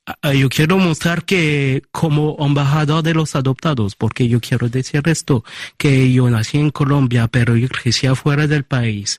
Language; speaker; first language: Spanish; early bilingual, heritage; Spanish